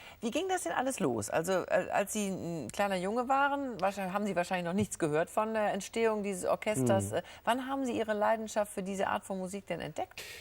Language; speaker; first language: German; native; German